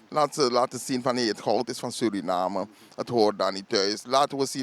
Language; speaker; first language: Dutch; native; Dutch